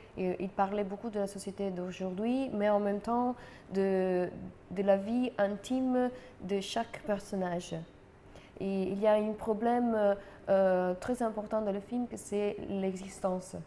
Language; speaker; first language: French; non-native, fluent; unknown